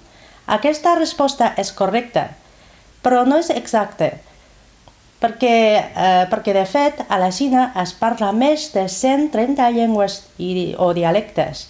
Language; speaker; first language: Catalan; non-native, fluent; Chinese